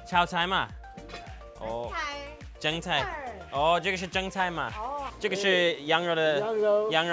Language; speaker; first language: Chinese; non-native, fluent; English